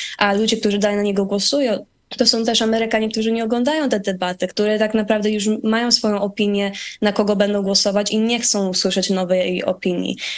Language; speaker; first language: Polish; early bilingual, heritage; Polish